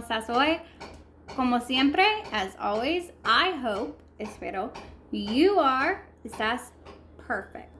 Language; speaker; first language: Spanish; non-native, learner; English